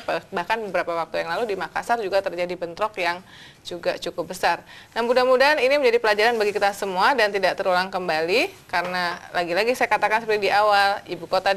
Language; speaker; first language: Indonesian; native; Indonesian